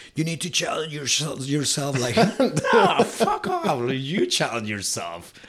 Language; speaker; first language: English; non-native, fluent; Spanish